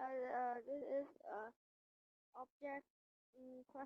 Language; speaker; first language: English; non-native, learner; Vietnamese